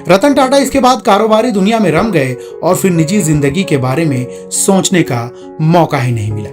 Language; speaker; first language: Hindi; native; Hindi